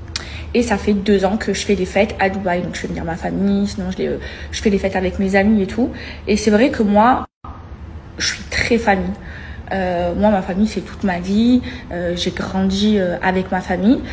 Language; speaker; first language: French; native; French